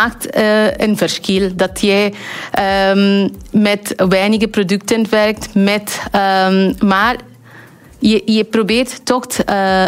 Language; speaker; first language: Dutch; non-native, learner; Bangla